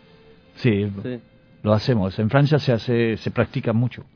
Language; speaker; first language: Spanish; non-native, learner; French